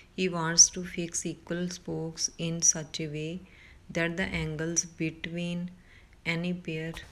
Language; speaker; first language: English; non-native, local second language; Punjabi